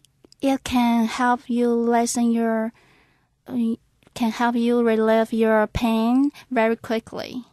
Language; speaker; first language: English; non-native, learner; Chinese